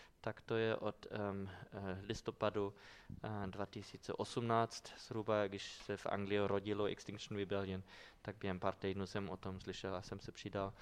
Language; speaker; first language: Czech; non-native, fluent; German